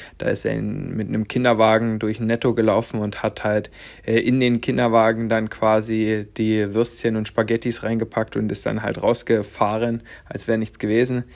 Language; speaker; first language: German; native; German